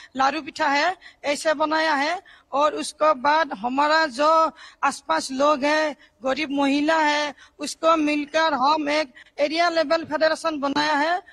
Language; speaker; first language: Hindi; non-native, local second language; Assamese